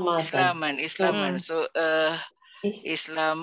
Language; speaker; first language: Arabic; non-native, learner; Malay